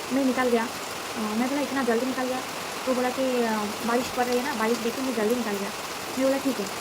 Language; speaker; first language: Hindi; non-native, local second language; Bangla